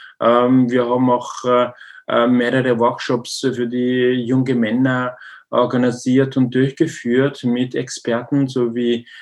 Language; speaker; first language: German; non-native, learner; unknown